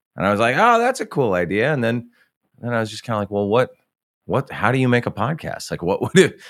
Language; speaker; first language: English; native; English